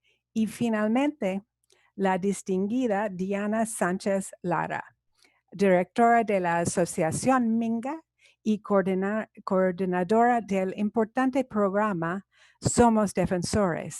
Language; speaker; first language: Spanish; non-native, fluent; English